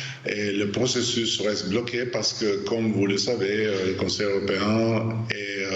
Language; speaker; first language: French; non-native, fluent; Albanian